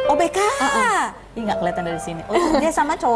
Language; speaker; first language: Indonesian; native; Indonesian